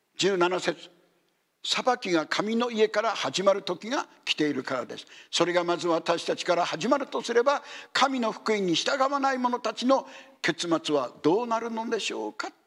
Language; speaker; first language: Japanese; native; Japanese